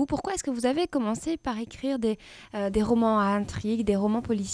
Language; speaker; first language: French; native; French